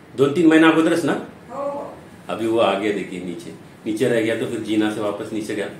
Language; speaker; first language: Hindi; non-native, local second language; Marathi